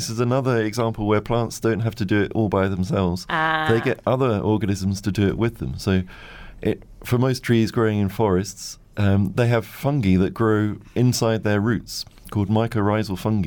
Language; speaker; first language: English; native; English